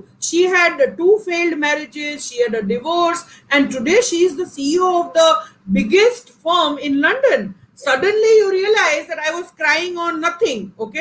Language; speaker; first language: English; non-native, local second language; Gujarati